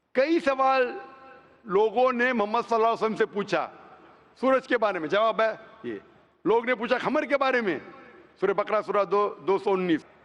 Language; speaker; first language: Hindi; non-native, local second language; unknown